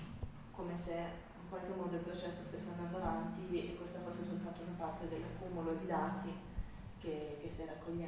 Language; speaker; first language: Italian; native; Italian